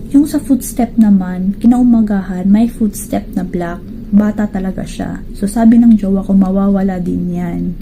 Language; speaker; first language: Filipino; native; Filipino